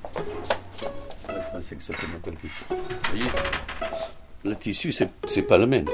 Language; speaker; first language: French; non-native, fluent; Italian